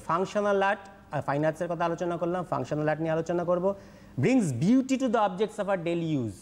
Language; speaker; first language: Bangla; native; Bangla